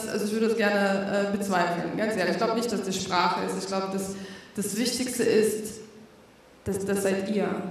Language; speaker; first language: German; non-native, fluent; Russian